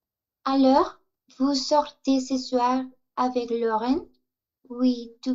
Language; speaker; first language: French; non-native, learner; Spanish